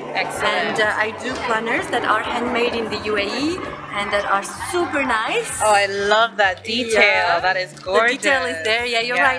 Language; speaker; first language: English; non-native, fluent; French